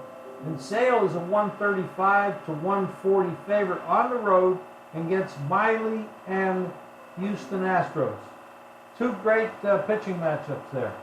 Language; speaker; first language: English; native; English